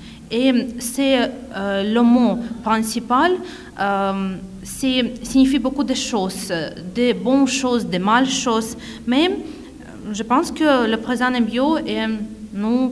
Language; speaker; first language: French; non-native, fluent; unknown